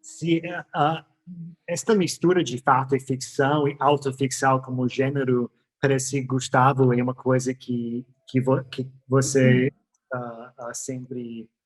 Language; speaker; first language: Portuguese; non-native, fluent; English